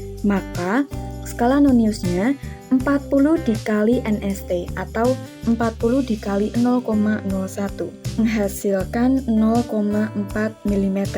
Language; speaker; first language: Indonesian; native; Indonesian